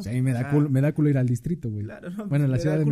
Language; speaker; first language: Spanish; native; Spanish